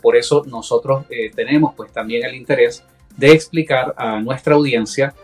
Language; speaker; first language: Spanish; native; Spanish